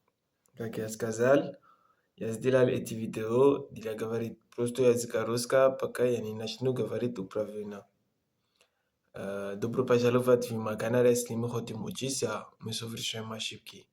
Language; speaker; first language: Russian; non-native, learner; Comorian